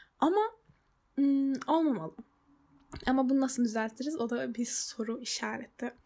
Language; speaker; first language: Turkish; early bilingual, heritage; Turkish